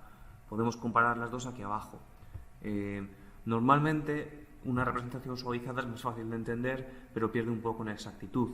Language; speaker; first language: Spanish; native; Spanish